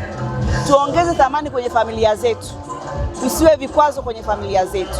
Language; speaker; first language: Swahili; native; Swahili